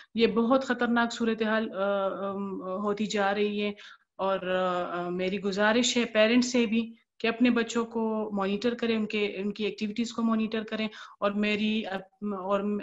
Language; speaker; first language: Urdu; non-native, local second language; Pashto